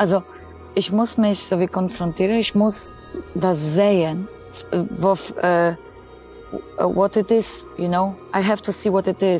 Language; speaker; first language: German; non-native, fluent; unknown